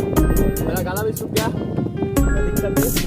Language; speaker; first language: Hindi; non-native, local second language; Bangla